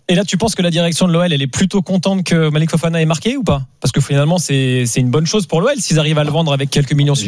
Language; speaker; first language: French; native; French